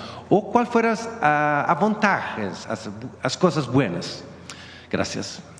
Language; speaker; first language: Spanish; non-native, fluent; Swedish